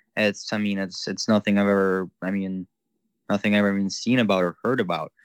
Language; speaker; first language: English; non-native, fluent; Ukrainian